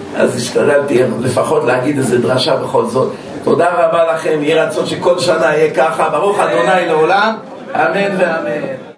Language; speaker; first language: Hebrew; native; Hebrew